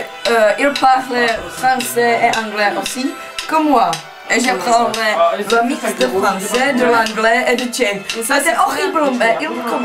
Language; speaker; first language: French; non-native, learner; Czech